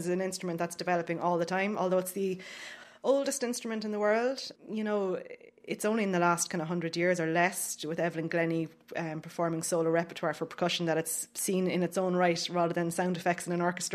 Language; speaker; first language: English; native; English